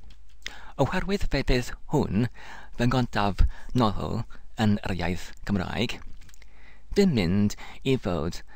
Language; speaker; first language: Welsh; non-native, learner; English